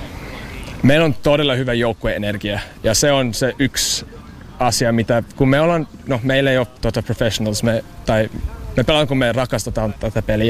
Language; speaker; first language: Finnish; non-native, learner; English